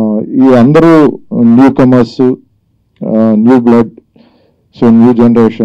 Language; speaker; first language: Telugu; native; Telugu